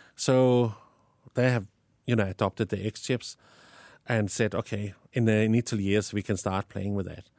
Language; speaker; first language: English; non-native, fluent; Danish